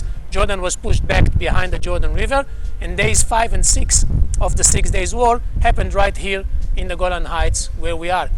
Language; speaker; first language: English; non-native, fluent; Hebrew